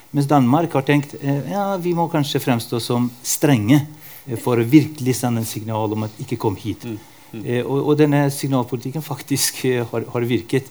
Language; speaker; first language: Norwegian; non-native, fluent; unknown